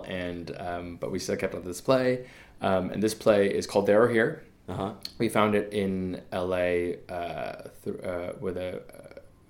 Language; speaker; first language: English; native; English